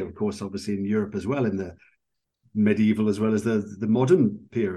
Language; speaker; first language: English; native; English